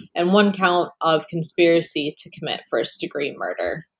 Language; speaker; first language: English; native; English